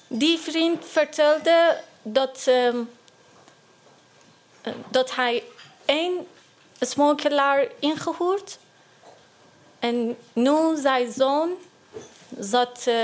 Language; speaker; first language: Dutch; non-native, learner; Persian